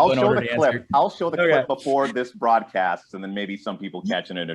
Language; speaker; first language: English; native; English